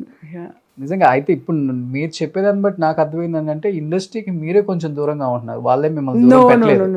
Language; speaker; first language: Telugu; native; Telugu